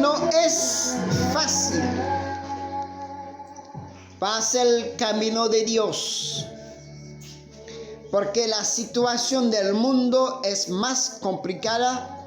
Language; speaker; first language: Spanish; non-native, learner; Haitian Creole